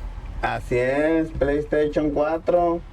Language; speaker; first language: Spanish; native; Spanish